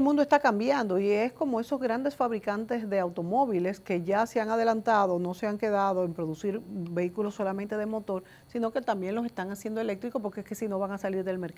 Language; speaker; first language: Spanish; native; Spanish